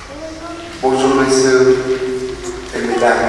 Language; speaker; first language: French; non-native, fluent; Vietnamese